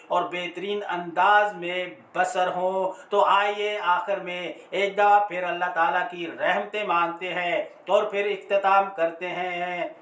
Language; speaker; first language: Urdu; native; Urdu